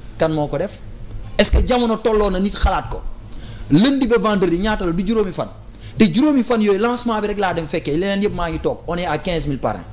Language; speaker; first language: Wolof; non-native, local second language; Jola-Fonyi